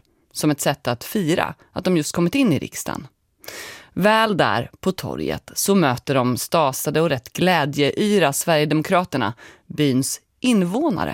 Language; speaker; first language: Swedish; native; Swedish